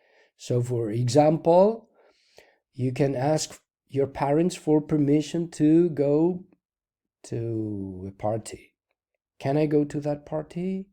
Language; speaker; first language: English; non-native, fluent; Spanish